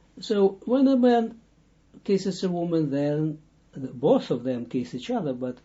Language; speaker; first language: English; non-native, fluent; Dutch